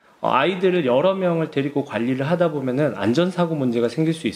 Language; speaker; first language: Korean; native; Korean